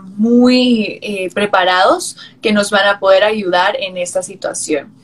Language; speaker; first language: Spanish; early bilingual, heritage; Spanish